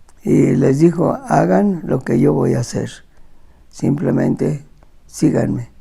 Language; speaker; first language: Spanish; native; Spanish